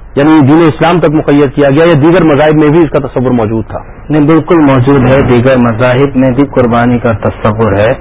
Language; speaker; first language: Urdu; native; Urdu